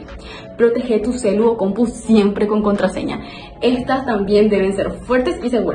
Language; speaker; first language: Spanish; native; Spanish